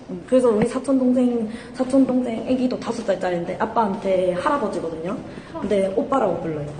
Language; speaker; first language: Korean; native; Korean